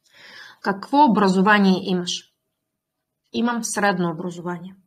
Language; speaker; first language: Bulgarian; non-native, fluent; Russian